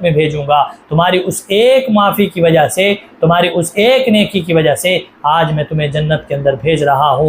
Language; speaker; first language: Urdu; native; Urdu